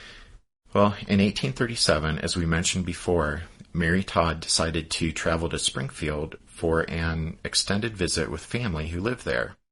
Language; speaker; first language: English; native; English